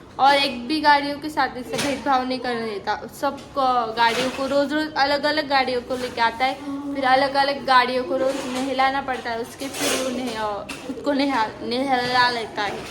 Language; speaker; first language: Hindi; non-native, local second language; Marathi